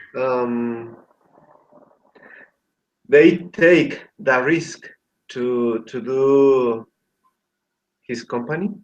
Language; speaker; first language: English; non-native, learner; Spanish